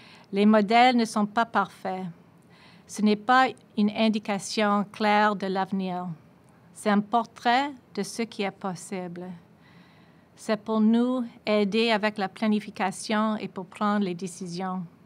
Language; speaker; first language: French; non-native, fluent; English